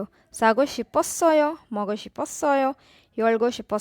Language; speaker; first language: Korean; non-native, fluent; Urdu